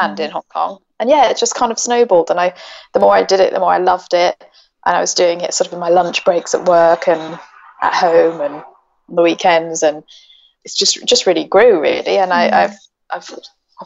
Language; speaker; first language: English; native; English